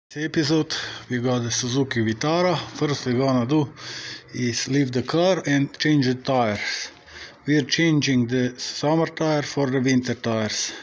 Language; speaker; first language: English; non-native, learner; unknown